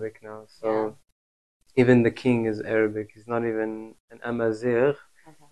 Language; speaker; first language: English; native; English